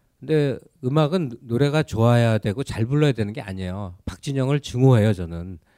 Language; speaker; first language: Korean; native; Korean